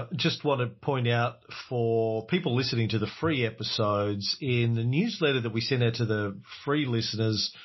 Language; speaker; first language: English; native; English